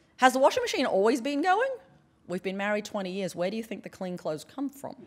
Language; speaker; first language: English; native; English